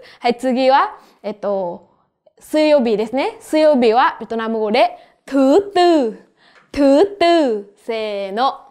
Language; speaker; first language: Japanese; non-native, fluent; Vietnamese